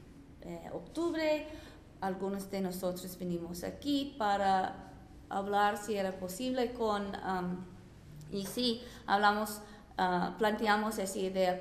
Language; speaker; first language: Spanish; non-native, fluent; English